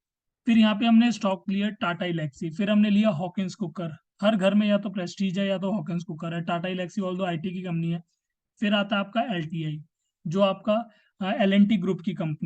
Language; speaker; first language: Hindi; native; Hindi